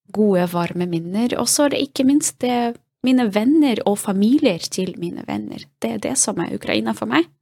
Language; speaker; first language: Norwegian; non-native, fluent; Russian